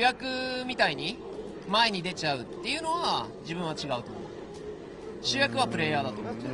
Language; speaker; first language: Japanese; native; Japanese